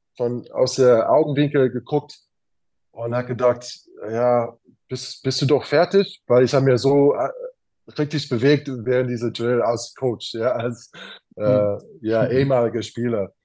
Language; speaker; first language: German; non-native, fluent; English